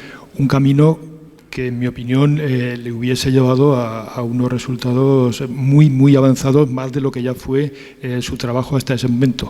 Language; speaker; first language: Spanish; native; Spanish